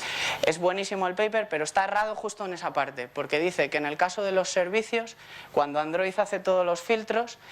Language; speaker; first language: Spanish; native; Spanish